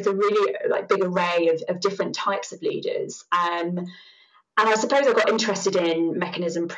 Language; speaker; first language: English; native; English